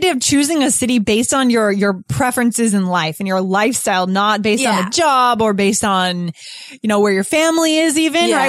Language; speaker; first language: English; native; English